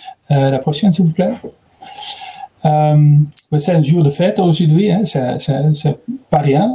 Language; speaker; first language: French; non-native, learner; Dutch